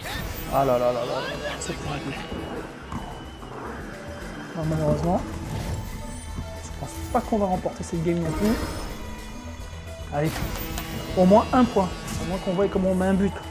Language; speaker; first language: French; native; French